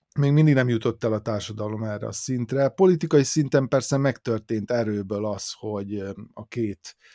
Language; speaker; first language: Hungarian; native; Hungarian